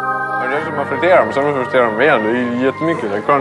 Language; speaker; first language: Swedish; native; Swedish